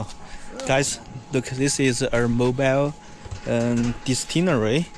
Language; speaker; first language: English; non-native, fluent; Chinese